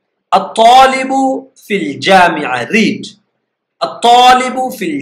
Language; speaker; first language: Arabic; non-native, fluent; Urdu